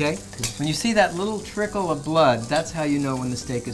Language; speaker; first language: English; native; English